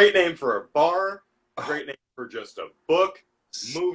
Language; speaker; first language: English; native; English